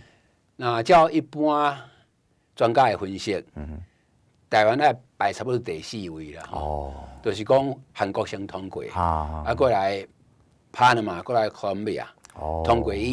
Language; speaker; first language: Chinese; non-native, local second language; Min Nan Chinese